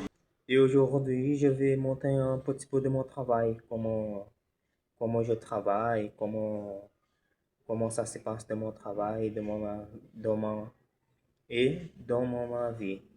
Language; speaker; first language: French; non-native, learner; Portuguese